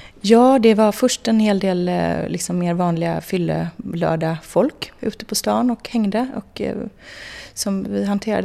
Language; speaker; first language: Swedish; native; Swedish